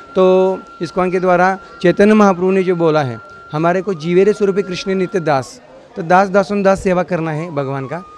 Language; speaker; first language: Hindi; non-native, local second language; Marathi